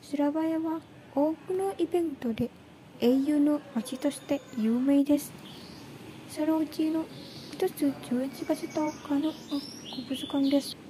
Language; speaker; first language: Japanese; non-native, learner; Indonesian